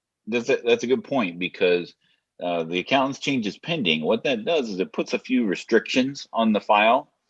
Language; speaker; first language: English; native; English